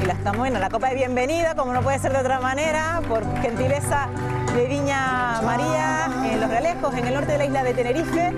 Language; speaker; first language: Spanish; native; Spanish